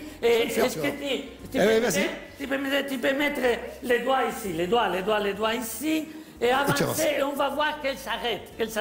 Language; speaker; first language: French; non-native, learner; Spanish